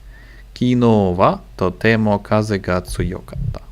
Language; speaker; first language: Japanese; non-native, learner; English